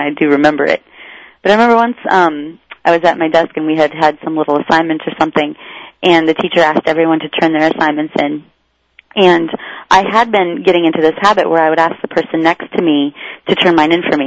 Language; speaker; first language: English; native; English